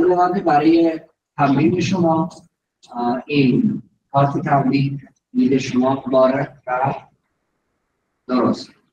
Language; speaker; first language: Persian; non-native, fluent; Urdu